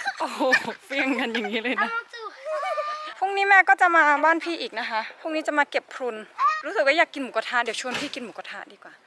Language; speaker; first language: Thai; native; Thai